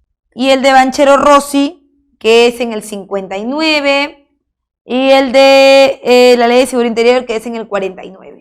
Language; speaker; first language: Spanish; native; Spanish